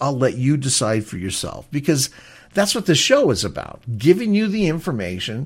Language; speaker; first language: English; native; English